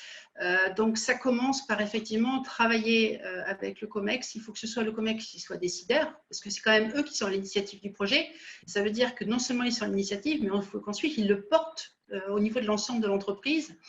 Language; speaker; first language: French; native; French